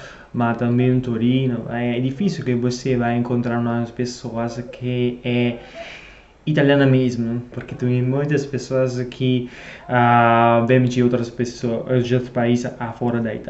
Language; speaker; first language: Portuguese; non-native, fluent; Italian